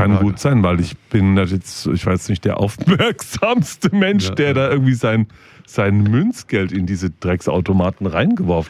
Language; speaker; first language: German; native; German